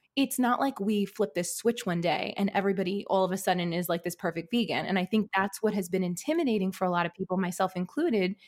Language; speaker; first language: English; native; English